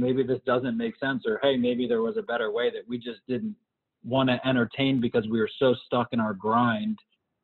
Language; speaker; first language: English; native; English